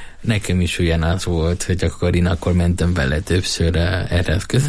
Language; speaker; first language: Hungarian; non-native, learner; Spanish